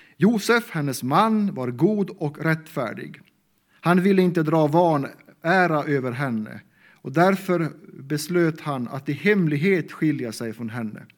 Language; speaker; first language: Swedish; native; Swedish